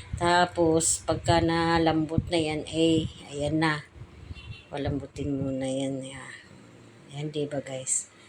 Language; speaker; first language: Filipino; non-native, local second language; Cebuano